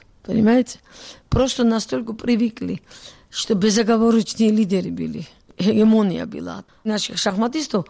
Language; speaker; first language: Russian; non-native, local second language; Georgian